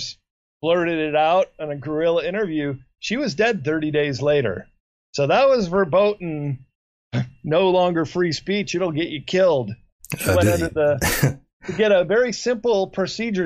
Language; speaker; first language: English; native; English